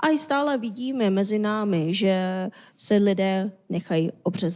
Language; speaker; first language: Czech; non-native, fluent; Korean